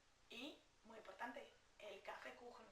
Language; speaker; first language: Spanish; native; Spanish